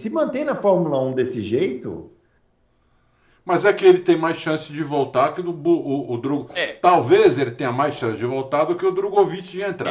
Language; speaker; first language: Portuguese; native; Portuguese